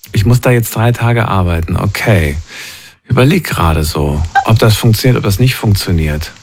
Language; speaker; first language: German; native; German